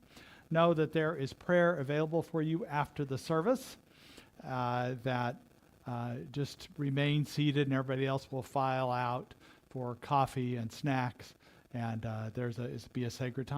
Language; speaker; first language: English; native; English